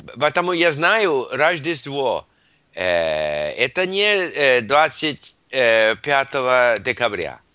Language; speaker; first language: Russian; non-native, learner; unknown